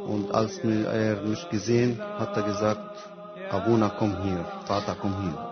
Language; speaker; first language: German; non-native, fluent; Arabic